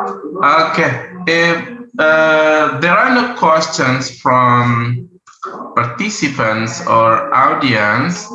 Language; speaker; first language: English; non-native, learner; Indonesian